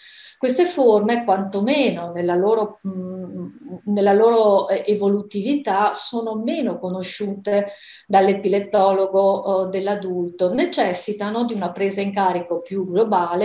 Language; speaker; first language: Italian; native; Italian